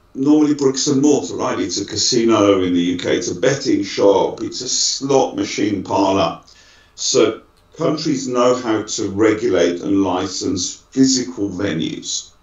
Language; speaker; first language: English; native; English